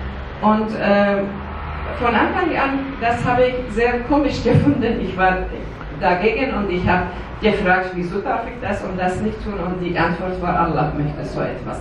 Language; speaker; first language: German; non-native, learner; Persian